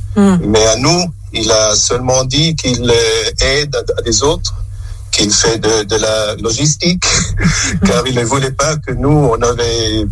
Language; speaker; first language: French; non-native, local second language; German